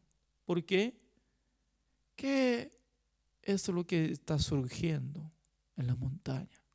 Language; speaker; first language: Spanish; non-native, fluent; Korean